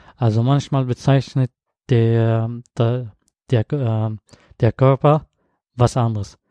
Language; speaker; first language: German; non-native, learner; Arabic